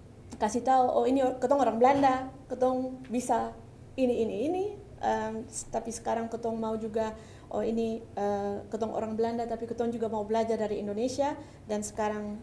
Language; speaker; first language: Indonesian; early bilingual, heritage; Dutch